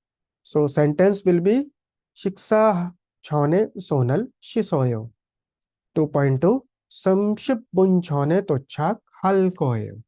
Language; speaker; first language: Korean; non-native, fluent; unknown